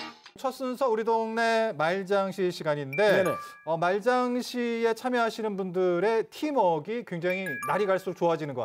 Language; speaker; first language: Korean; native; Korean